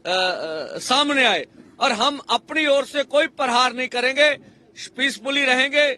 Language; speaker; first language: Hindi; non-native, local second language; Punjabi